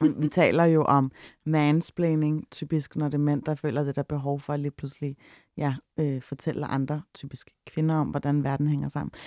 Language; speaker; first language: Danish; early bilingual, other home language; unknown